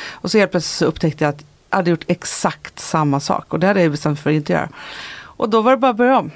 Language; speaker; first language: Swedish; native; Swedish